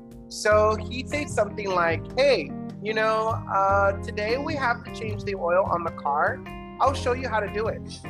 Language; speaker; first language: English; non-native, fluent; Spanish